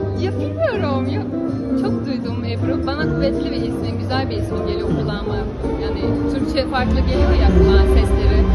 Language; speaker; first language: Turkish; non-native, fluent; Portuguese